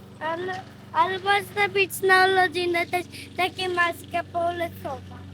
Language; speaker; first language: Polish; early bilingual, other home language; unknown